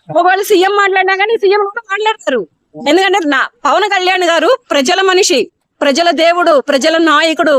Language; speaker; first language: Telugu; native; Telugu